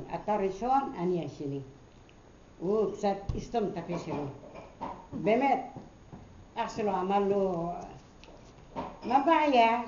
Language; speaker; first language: Hebrew; non-native, learner; Arabic